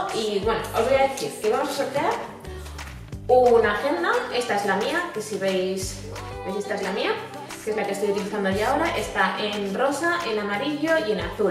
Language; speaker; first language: Spanish; native; Spanish